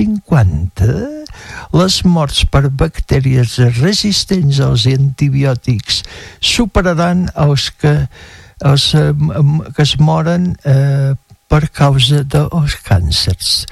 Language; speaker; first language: Catalan; native; Catalan